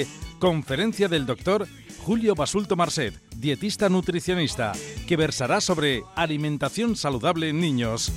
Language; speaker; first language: Spanish; native; Spanish